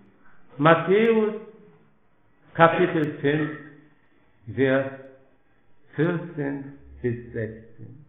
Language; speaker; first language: German; non-native, fluent; Polish